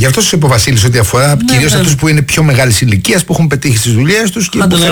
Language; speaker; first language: Greek; native; Greek